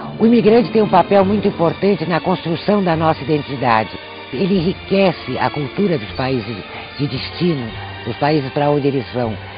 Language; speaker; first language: Portuguese; native; Portuguese